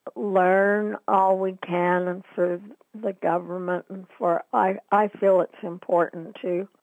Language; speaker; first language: English; native; English